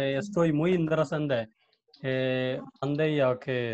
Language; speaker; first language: Spanish; non-native, learner; Hindi